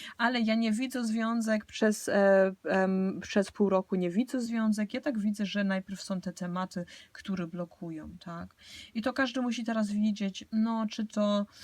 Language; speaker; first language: Polish; early bilingual, heritage; Polish